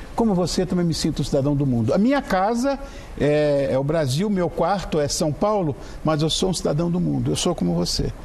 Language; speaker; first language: Portuguese; native; Portuguese